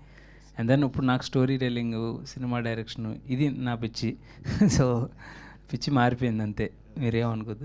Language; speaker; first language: Telugu; native; Telugu